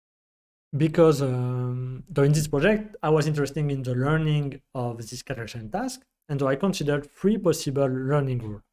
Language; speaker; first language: English; non-native, fluent; French